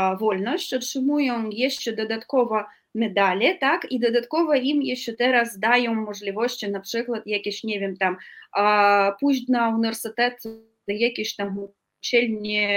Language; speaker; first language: Polish; non-native, fluent; Russian